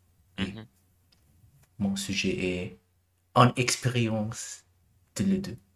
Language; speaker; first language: French; non-native, learner; German